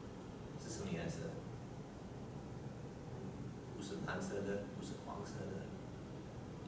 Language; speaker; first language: Chinese; non-native, learner; English